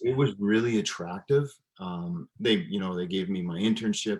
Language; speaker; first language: English; native; English